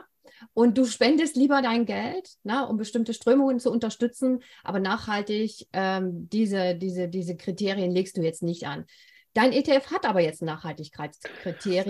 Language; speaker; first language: German; native; German